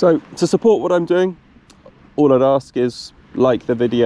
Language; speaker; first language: English; native; English